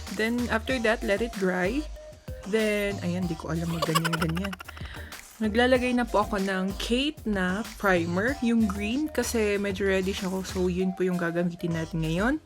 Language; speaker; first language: Filipino; non-native, local second language; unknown